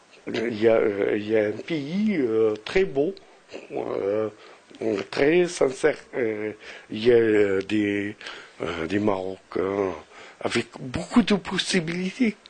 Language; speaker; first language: French; non-native, local second language; Arabic